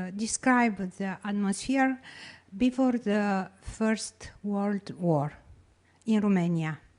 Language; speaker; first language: English; non-native, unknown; Romanian